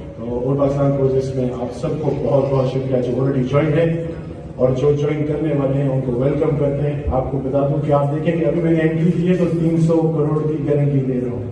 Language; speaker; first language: Urdu; early bilingual, heritage; Urdu